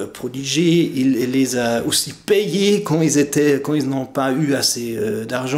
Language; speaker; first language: French; non-native, fluent; German